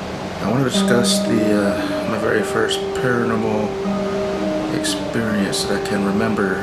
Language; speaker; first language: English; native; English